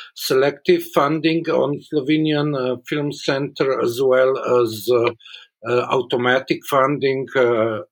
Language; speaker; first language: English; non-native, fluent; Slovenian